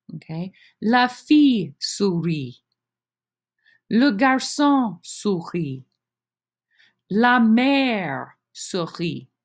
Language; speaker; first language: French; non-native, fluent; English